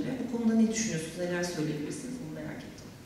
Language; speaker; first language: Turkish; native; Turkish